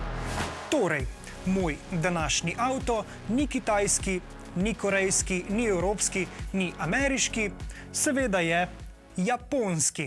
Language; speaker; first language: Slovenian; native; Slovenian